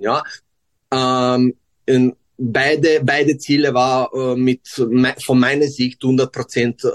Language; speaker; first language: German; non-native, fluent; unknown